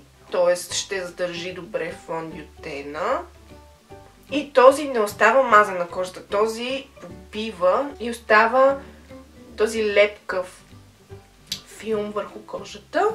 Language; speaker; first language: Bulgarian; native; Bulgarian